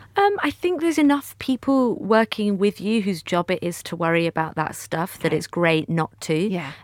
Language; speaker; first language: English; native; English